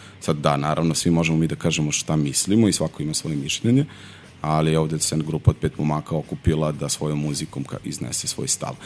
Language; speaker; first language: Serbian; native; Serbian